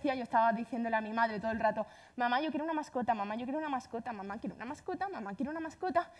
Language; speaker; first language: Spanish; native; Spanish